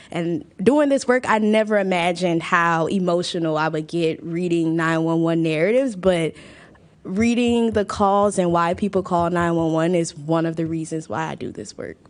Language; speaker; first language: English; native; English